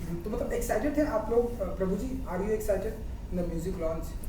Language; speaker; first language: Hindi; native; Hindi